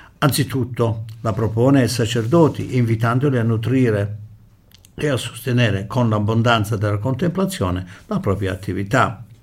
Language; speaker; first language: Italian; early bilingual, heritage; Italian